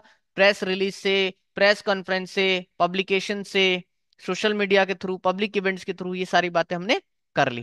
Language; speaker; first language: Hindi; native; Hindi